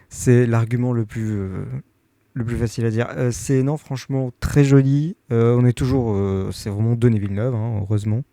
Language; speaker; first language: French; native; French